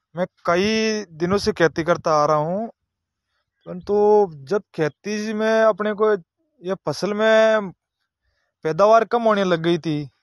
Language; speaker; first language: Hindi; native; Hindi